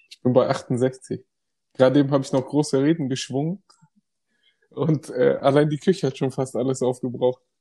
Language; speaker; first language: German; early bilingual, other home language; Greek